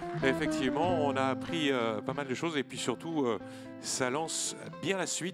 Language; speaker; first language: French; native; French